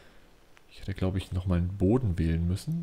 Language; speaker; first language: German; native; German